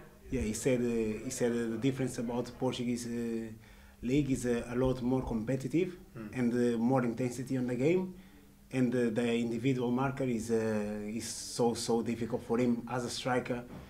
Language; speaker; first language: English; non-native, fluent; Portuguese